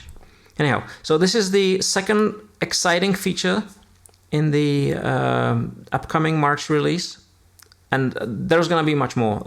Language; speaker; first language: English; non-native, fluent; Czech